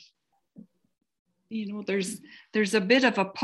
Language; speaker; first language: English; native; English